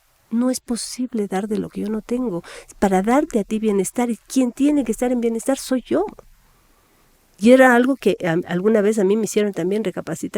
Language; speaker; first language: Spanish; native; Spanish